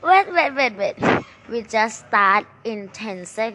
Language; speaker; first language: English; non-native, learner; Thai